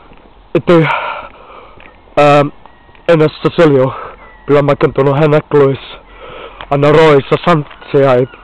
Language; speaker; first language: Welsh; non-native, learner; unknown